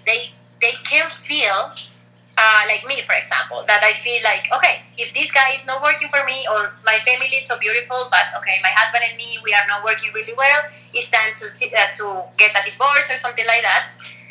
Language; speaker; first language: English; non-native, fluent; Spanish